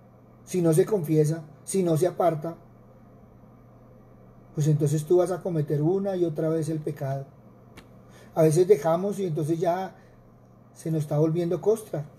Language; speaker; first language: Spanish; native; Spanish